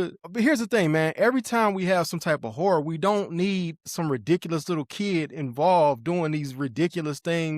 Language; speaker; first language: English; native; English